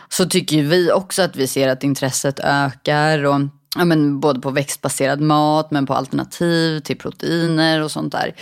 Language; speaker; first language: Swedish; native; Swedish